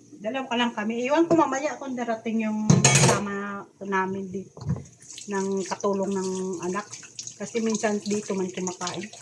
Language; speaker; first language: Filipino; non-native, local second language; Cebuano